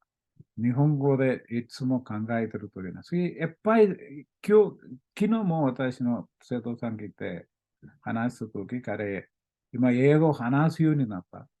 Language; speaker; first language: Japanese; non-native, learner; Malayalam